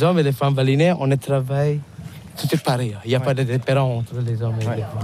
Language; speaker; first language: French; non-native, learner; Balinese